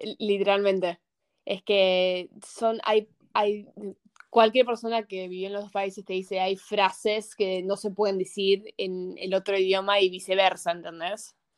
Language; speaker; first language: Spanish; early bilingual, heritage; Spanish